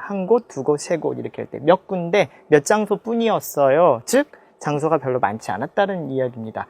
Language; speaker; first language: Korean; native; Korean